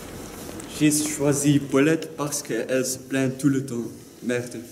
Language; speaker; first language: French; non-native, learner; Dutch